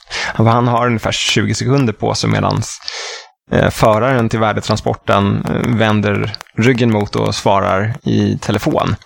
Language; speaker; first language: Swedish; native; Swedish